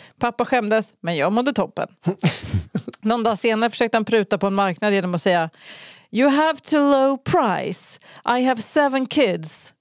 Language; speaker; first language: Swedish; native; Swedish